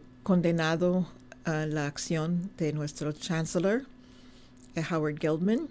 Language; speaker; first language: Spanish; non-native, fluent; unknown